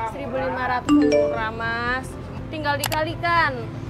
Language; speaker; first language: Indonesian; native; Indonesian